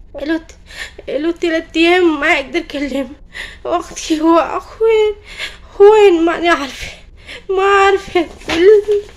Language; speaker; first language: Arabic; non-native, learner; Bangla